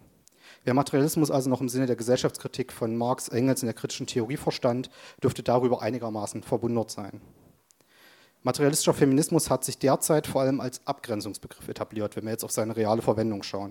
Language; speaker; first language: German; native; German